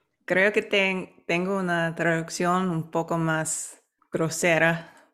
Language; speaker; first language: Spanish; non-native, fluent; English